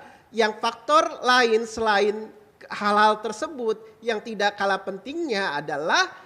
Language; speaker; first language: Indonesian; native; Indonesian